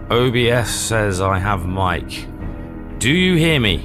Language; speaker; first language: English; native; English